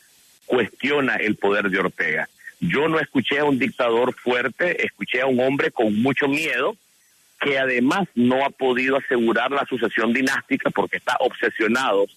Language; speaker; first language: Spanish; native; Spanish